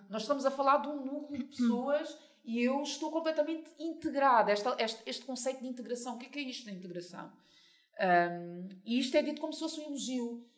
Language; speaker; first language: Portuguese; native; Portuguese